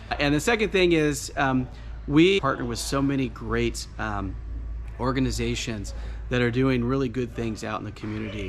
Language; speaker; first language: English; native; English